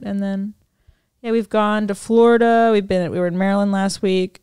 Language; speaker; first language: English; native; English